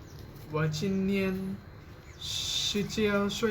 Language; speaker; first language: Chinese; non-native, learner; Lao